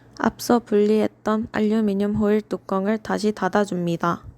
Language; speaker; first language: Korean; native; Korean